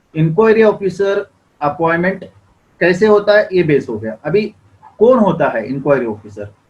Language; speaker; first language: Hindi; non-native, local second language; Marathi